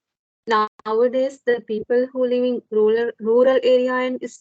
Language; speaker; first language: English; non-native, local second language; Sinhala